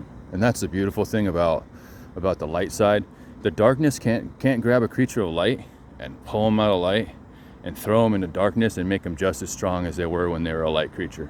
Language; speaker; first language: English; native; English